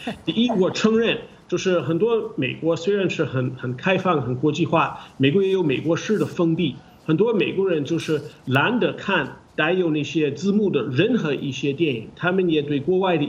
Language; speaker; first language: Chinese; non-native, fluent; English